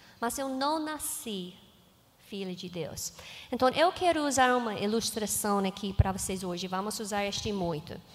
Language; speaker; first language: Portuguese; non-native, learner; English